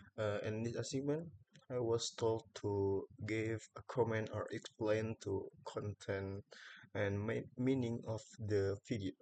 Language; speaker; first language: English; non-native, learner; Indonesian